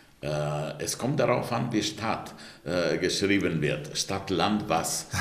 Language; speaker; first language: German; non-native, fluent; Romanian